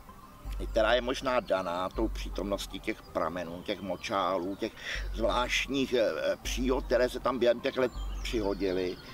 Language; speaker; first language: Czech; native; Czech